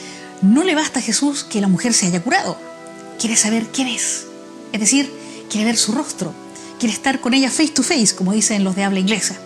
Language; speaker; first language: Spanish; native; Spanish